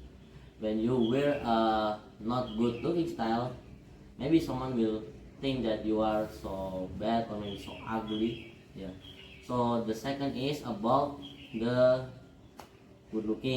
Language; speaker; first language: English; non-native, learner; Indonesian